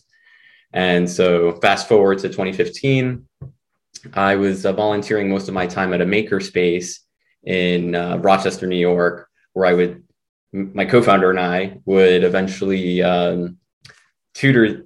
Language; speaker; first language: English; early bilingual, other home language; Spanish